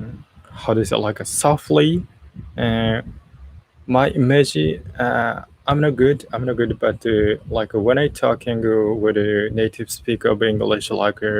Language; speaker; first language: English; non-native, learner; Japanese